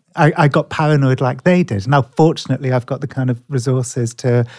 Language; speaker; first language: English; native; English